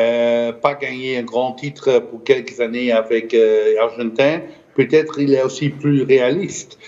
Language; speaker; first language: French; non-native, fluent; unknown